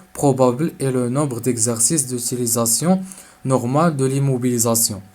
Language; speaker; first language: French; non-native, local second language; Arabic